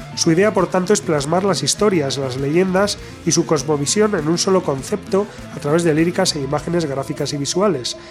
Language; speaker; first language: Spanish; native; Spanish